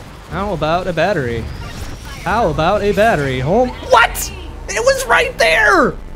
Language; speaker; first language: English; native; English